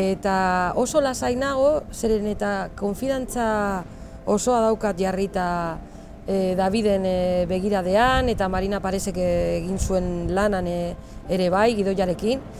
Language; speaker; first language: Basque; non-native, local second language; Spanish